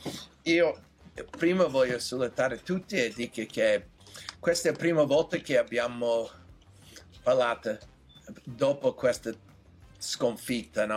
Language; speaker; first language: Italian; non-native, learner; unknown